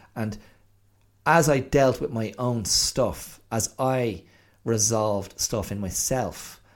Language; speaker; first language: English; native; English